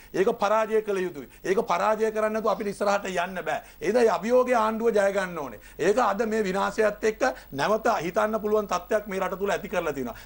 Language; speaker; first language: Sinhala; non-native, local second language; Tamil